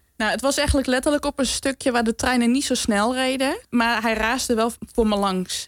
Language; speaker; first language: Dutch; native; Dutch